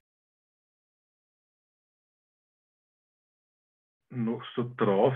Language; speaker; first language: German; native; German